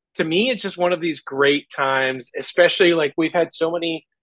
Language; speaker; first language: English; native; English